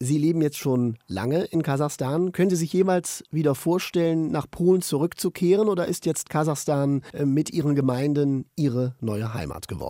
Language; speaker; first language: German; native; German